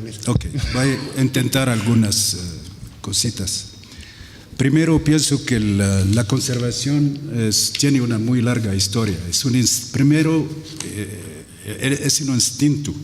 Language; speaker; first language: Spanish; non-native, fluent; Arabic